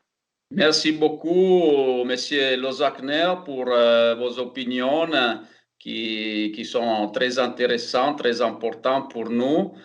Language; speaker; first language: French; non-native, fluent; Italian